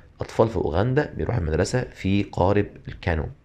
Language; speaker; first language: Arabic; native; Arabic